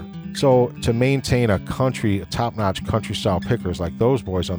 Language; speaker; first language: English; native; English